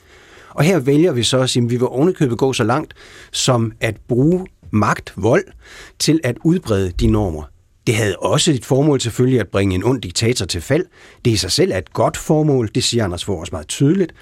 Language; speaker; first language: Danish; native; Danish